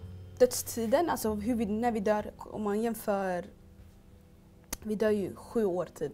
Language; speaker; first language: Swedish; early bilingual, other home language; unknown